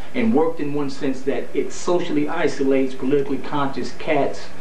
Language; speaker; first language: English; native; English